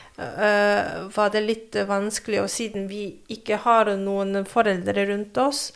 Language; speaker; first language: Norwegian; non-native, fluent; Korean